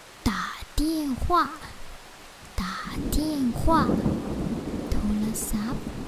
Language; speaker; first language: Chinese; non-native, fluent; Lao